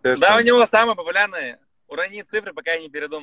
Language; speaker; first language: Russian; native; Russian